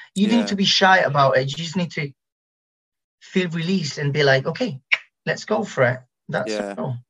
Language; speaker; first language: English; non-native, fluent; Spanish